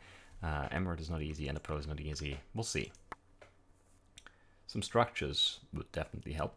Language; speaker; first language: English; native; English